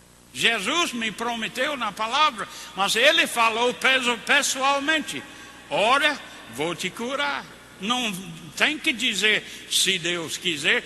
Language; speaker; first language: Portuguese; non-native, fluent; English